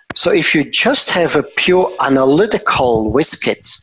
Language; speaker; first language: English; non-native, fluent; Dutch